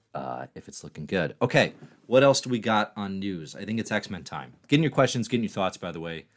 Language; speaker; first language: English; native; English